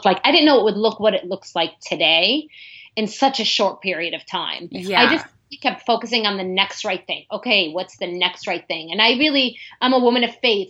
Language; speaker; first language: English; early bilingual, other home language; Arabic